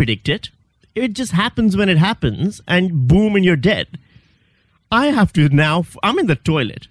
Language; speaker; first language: English; non-native, local second language; Urdu